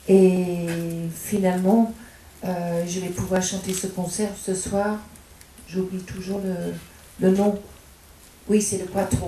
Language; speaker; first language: French; non-native, fluent; English